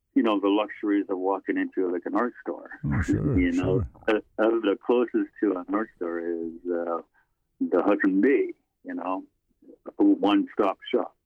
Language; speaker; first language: English; non-native, fluent; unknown